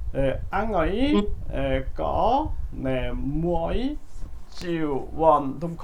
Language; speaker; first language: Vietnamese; non-native, learner; Korean